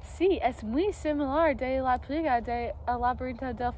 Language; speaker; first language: Spanish; non-native, learner; English